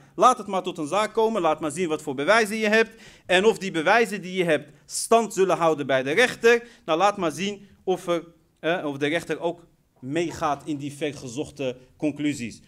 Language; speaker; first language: Dutch; early bilingual, other home language; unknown